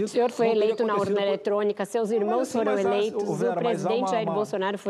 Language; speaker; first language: Portuguese; native; Portuguese